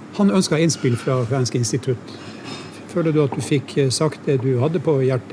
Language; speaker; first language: Norwegian; native; Norwegian